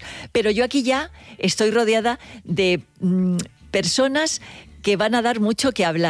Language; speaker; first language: Spanish; native; Spanish